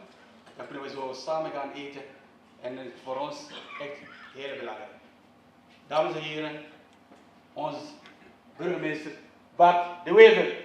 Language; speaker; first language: Dutch; non-native, fluent; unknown